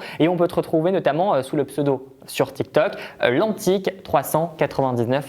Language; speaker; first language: French; native; French